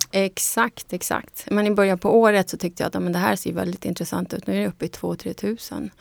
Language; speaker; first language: Swedish; non-native, fluent; Spanish